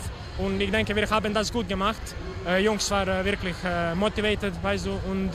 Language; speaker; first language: German; non-native, learner; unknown